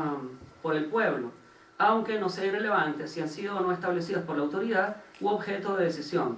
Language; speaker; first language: Spanish; native; Spanish